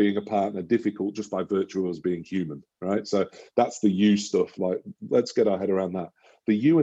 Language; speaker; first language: English; native; English